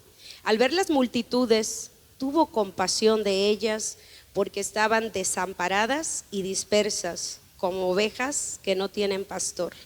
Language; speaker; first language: Spanish; native; Spanish